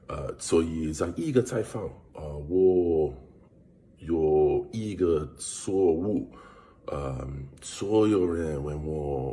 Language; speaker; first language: Chinese; non-native, learner; English